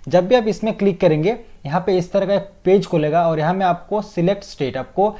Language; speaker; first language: Hindi; non-native, fluent; Bangla